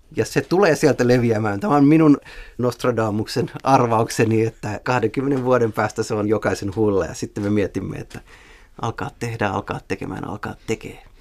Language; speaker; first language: Finnish; native; Finnish